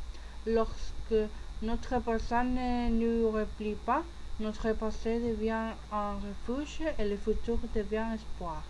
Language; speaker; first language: French; non-native, learner; Spanish